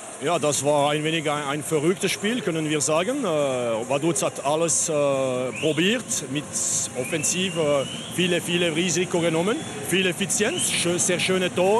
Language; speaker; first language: German; non-native, learner; French